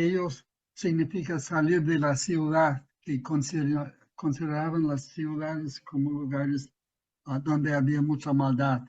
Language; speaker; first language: Spanish; non-native, fluent; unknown